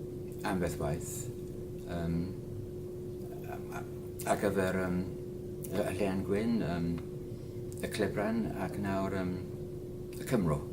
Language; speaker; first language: Welsh; non-native, learner; English